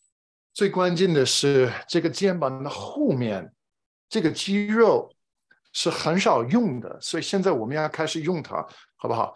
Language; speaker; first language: Chinese; non-native, fluent; English